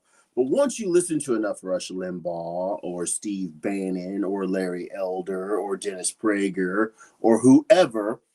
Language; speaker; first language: English; native; English